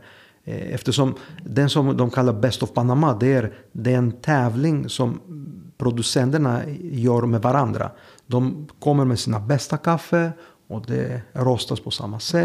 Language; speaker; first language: Swedish; non-native, fluent; Greek